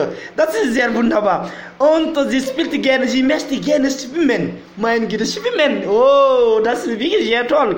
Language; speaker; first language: German; non-native, learner; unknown